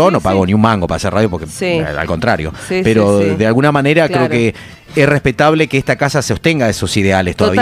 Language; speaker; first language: Spanish; native; Spanish